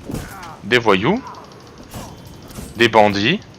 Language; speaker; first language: French; native; French